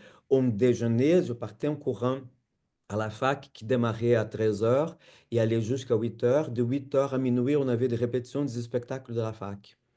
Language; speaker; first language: French; non-native, fluent; Portuguese